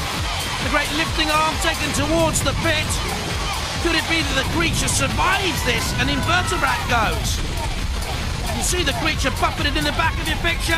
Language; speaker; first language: English; native; English